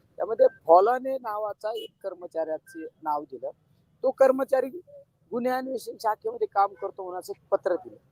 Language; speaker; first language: Marathi; native; Marathi